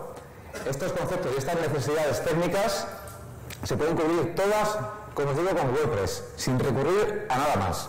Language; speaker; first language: Spanish; native; Spanish